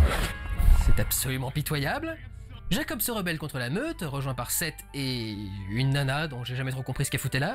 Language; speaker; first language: French; native; French